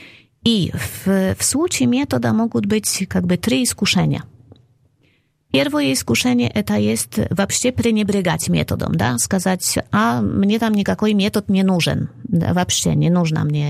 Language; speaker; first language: Russian; non-native, fluent; Polish